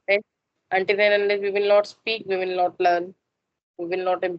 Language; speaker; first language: English; non-native, learner; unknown